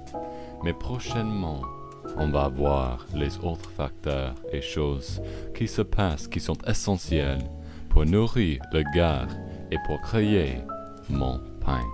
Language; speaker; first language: French; non-native, learner; English